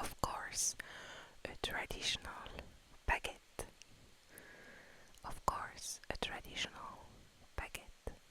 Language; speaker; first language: English; non-native, fluent; French